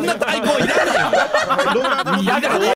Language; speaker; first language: Japanese; native; Japanese